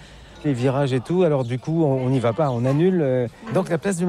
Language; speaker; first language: French; native; French